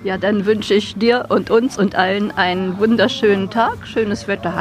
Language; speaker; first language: German; native; German